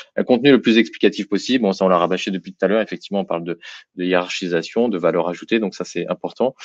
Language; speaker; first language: French; native; French